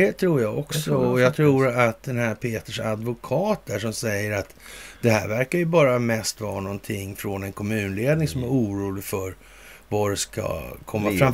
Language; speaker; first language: Swedish; native; Swedish